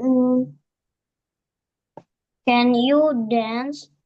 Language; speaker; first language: English; non-native, learner; Indonesian